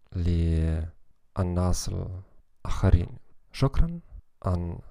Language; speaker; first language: Arabic; non-native, learner; German